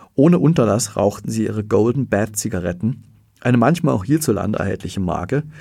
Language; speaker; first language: German; native; German